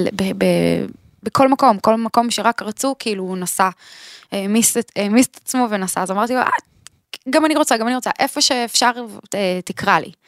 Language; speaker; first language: Hebrew; native; Hebrew